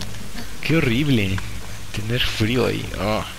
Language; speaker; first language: Spanish; native; Spanish